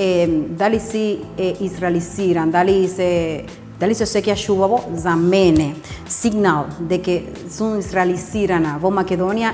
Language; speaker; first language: Macedonian; non-native, fluent; Spanish